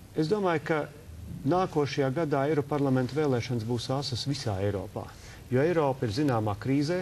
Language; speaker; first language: Latvian; native; Latvian